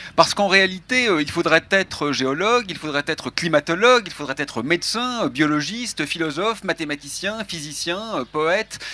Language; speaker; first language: French; native; French